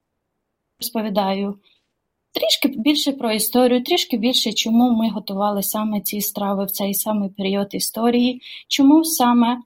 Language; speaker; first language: Ukrainian; native; Ukrainian